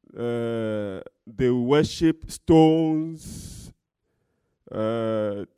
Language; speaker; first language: English; non-native, fluent; Ewe